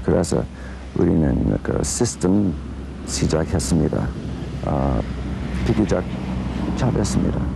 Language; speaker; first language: Korean; non-native, learner; English